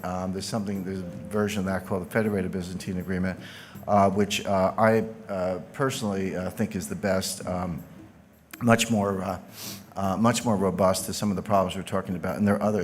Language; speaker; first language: English; native; English